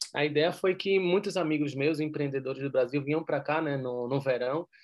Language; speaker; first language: Portuguese; native; Portuguese